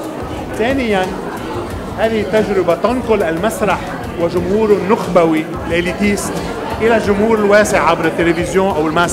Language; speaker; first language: Arabic; native; Arabic